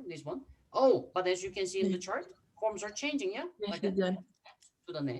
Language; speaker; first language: English; non-native, fluent; Korean